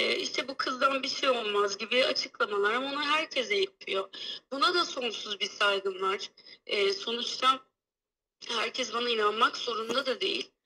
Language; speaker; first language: Turkish; early bilingual, heritage; Turkish